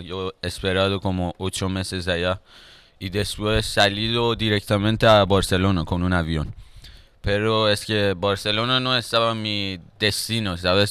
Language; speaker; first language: Spanish; non-native, learner; Persian